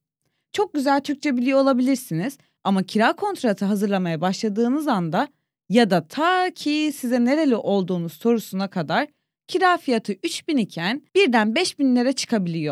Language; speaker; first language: Turkish; native; Turkish